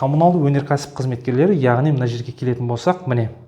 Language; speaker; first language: Russian; non-native, local second language; Kazakh